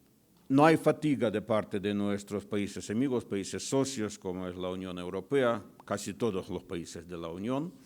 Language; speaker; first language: Spanish; non-native, fluent; Ukrainian